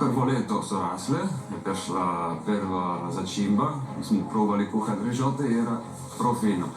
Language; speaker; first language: Slovenian; non-native, learner; Italian